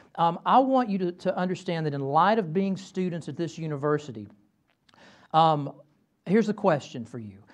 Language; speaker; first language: English; native; English